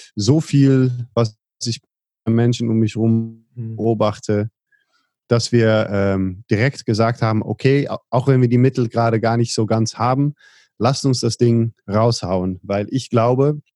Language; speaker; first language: German; non-native, fluent; Dutch